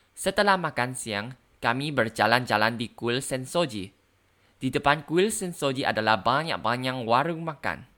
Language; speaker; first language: Indonesian; non-native, learner; Thai